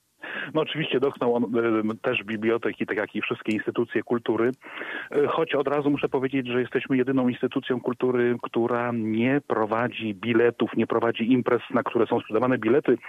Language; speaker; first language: Polish; native; Polish